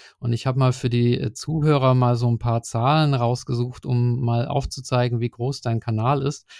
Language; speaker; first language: German; native; German